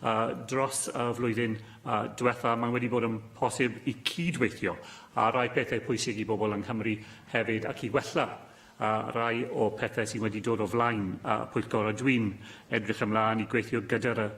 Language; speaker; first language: Welsh; non-native, local second language; English